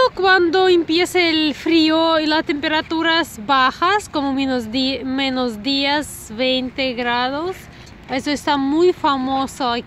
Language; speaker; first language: Spanish; non-native, fluent; Russian